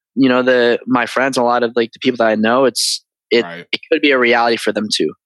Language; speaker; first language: English; early bilingual, other home language; Filipino